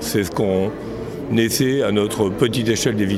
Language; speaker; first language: French; native; French